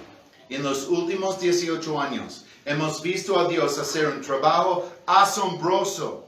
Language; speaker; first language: Spanish; non-native, fluent; English